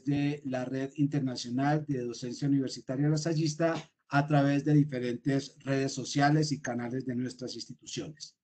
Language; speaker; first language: Spanish; native; Spanish